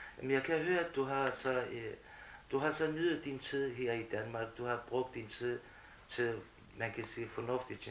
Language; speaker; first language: Danish; non-native, fluent; Kurdish